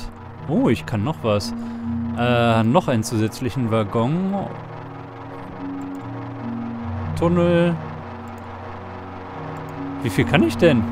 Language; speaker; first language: German; native; German